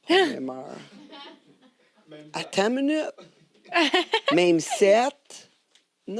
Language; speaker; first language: French; native; French